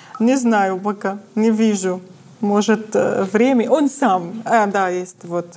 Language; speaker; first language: Russian; non-native, fluent; Arabic